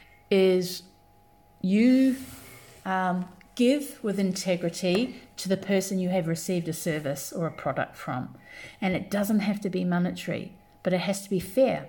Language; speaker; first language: English; native; English